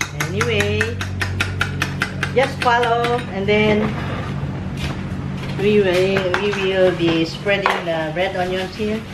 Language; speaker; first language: English; non-native, local second language; Filipino